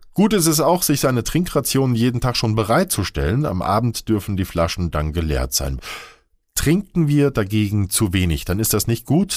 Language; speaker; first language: German; native; German